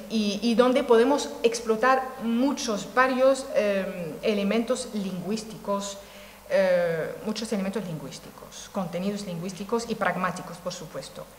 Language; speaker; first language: Spanish; non-native, fluent; Arabic